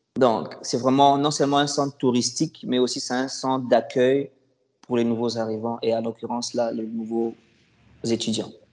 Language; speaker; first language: French; non-native, local second language; Lingala